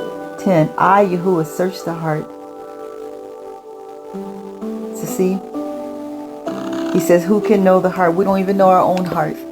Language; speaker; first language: English; native; English